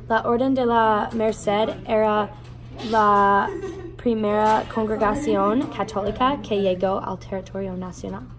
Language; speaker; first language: Spanish; non-native, learner; English